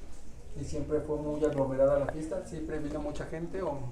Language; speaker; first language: Spanish; native; Spanish